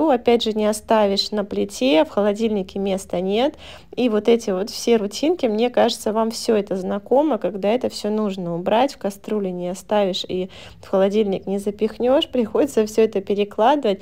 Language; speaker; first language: Russian; native; Russian